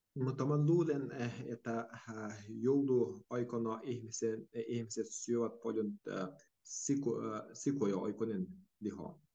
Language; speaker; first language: Finnish; non-native, learner; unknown